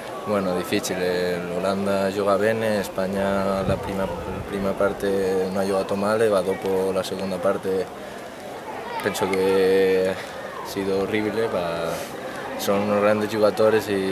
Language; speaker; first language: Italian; non-native, learner; Spanish